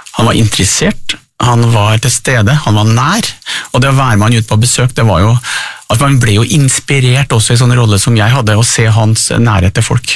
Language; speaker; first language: Norwegian; native; Norwegian